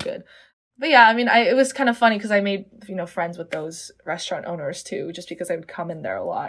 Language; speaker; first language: English; native; English